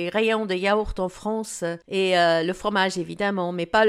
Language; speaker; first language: French; non-native, fluent; English